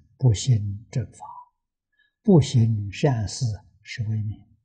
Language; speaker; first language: Chinese; native; Chinese